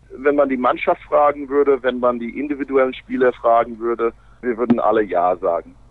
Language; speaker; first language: German; non-native, fluent; English